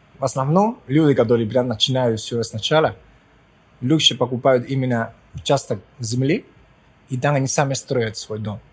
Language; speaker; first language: Russian; non-native, fluent; Spanish